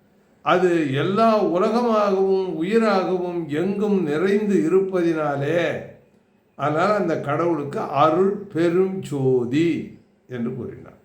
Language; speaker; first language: Tamil; native; Tamil